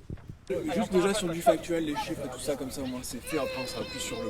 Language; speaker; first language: French; native; French